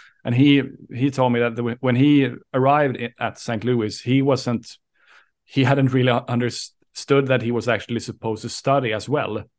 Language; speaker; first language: English; non-native, fluent; Swedish